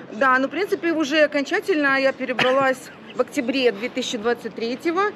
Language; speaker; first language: Russian; native; Russian